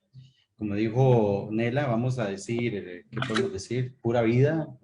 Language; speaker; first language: Spanish; native; Spanish